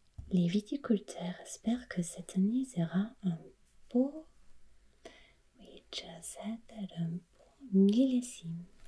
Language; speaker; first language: French; non-native, fluent; German